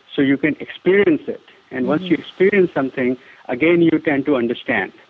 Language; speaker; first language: English; non-native, local second language; Hindi